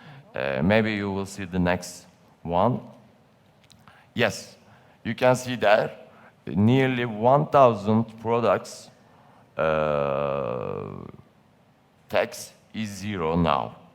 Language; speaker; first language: English; non-native, learner; Turkish